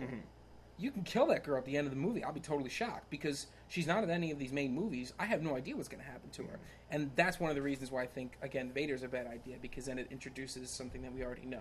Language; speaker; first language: English; native; English